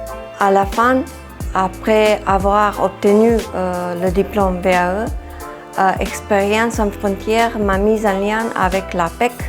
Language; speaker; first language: French; non-native, fluent; Serbian